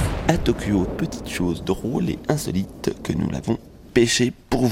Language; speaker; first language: French; native; French